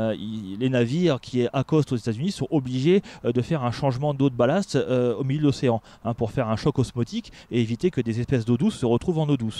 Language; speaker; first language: French; native; French